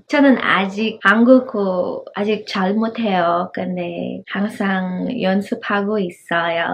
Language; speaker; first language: Korean; non-native, learner; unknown